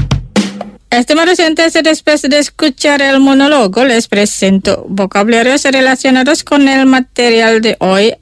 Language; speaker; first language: Spanish; non-native, fluent; Indonesian